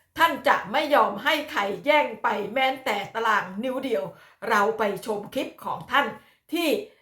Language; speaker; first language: Thai; native; Thai